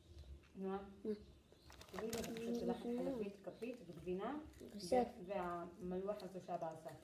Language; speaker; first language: Hebrew; native; Hebrew